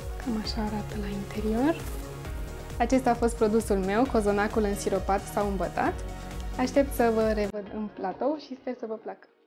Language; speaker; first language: Romanian; early bilingual, heritage; Romanian